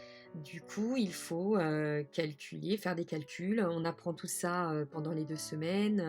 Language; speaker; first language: French; native; French